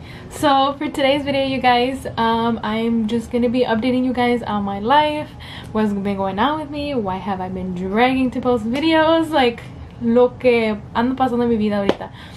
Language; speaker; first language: English; early bilingual, other home language; Spanish